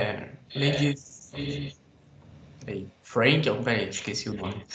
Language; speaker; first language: Portuguese; native; Portuguese